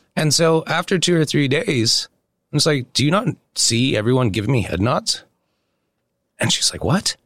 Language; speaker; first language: English; native; English